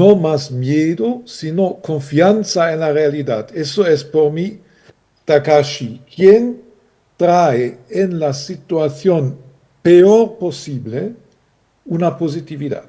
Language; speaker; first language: Spanish; non-native, fluent; German